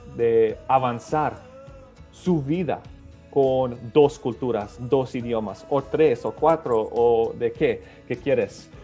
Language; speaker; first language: Spanish; early bilingual, other home language; Serbian